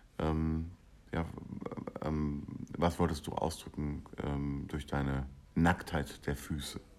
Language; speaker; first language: German; native; German